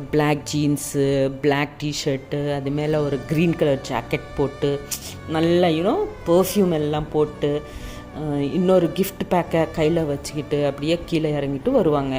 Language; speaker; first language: Tamil; non-native, local second language; Telugu